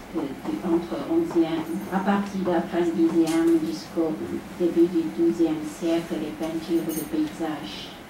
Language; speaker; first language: French; non-native, fluent; Chinese